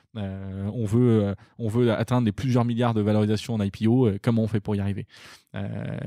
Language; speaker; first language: French; native; French